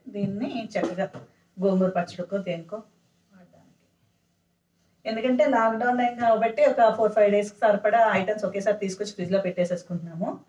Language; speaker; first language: Telugu; native; Telugu